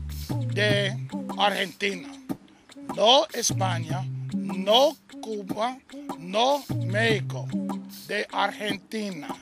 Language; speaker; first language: Spanish; non-native, learner; English